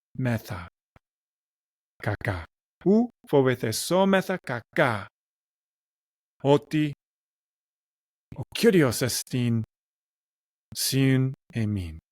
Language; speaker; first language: Greek; non-native, learner; English